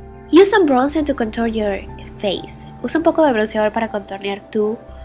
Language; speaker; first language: Spanish; native; Spanish